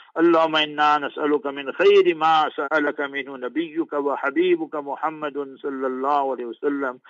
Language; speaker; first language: Arabic; non-native, fluent; English